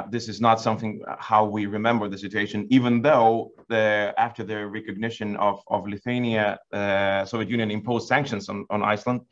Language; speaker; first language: English; non-native, fluent; Lithuanian